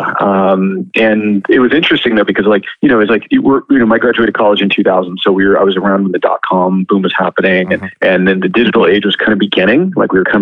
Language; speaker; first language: English; native; English